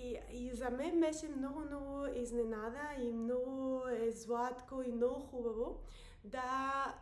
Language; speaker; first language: Bulgarian; non-native, learner; Spanish